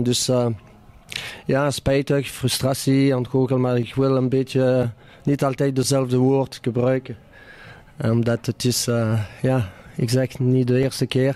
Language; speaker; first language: Dutch; non-native, fluent; French